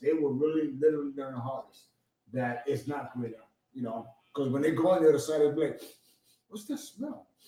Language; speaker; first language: English; non-native, fluent; Spanish